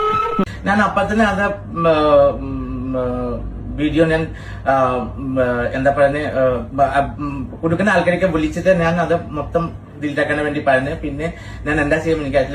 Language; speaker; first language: Malayalam; non-native, learner; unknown